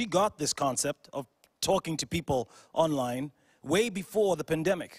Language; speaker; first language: English; non-native, local second language; Ganda